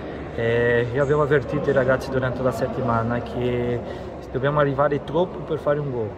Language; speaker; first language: Italian; non-native, fluent; Portuguese